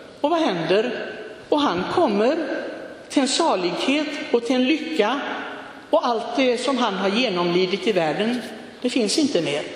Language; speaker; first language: Swedish; non-native, fluent; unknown